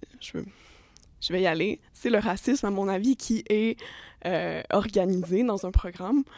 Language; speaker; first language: French; native; French